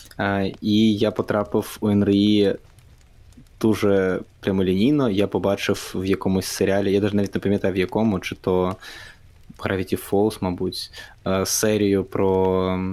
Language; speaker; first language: Ukrainian; non-native, local second language; Russian